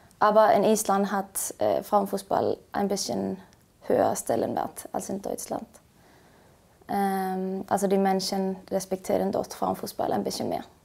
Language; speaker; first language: German; non-native, fluent; Icelandic